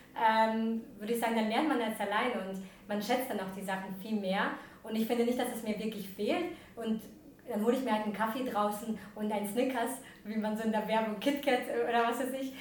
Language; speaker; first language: German; early bilingual, other home language; Russian